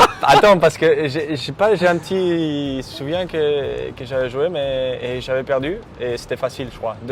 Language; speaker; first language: French; native; French